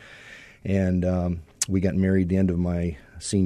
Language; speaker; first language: English; native; English